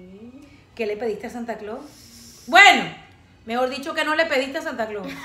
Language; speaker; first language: Spanish; native; Spanish